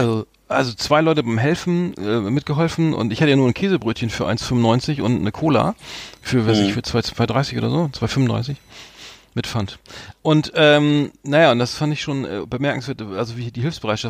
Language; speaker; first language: German; native; German